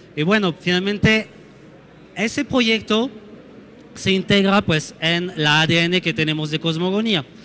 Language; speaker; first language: Spanish; non-native, fluent; French